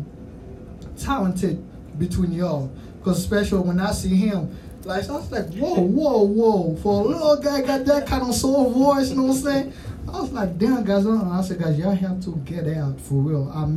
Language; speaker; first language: English; non-native, fluent; Haitian Creole